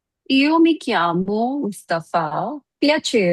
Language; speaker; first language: Italian; non-native, learner; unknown